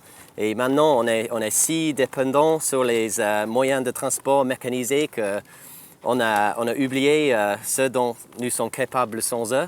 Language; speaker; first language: French; non-native, fluent; English